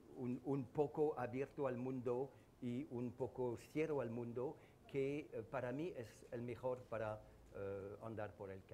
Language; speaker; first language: Spanish; non-native, learner; French